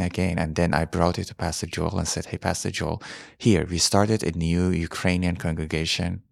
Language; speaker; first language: English; non-native, fluent; Persian